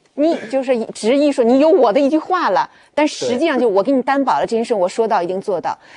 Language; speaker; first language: Chinese; native; Chinese